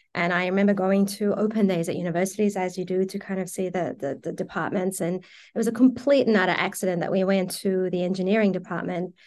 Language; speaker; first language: English; early bilingual, other home language; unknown